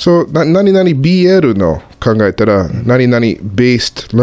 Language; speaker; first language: Japanese; non-native, fluent; English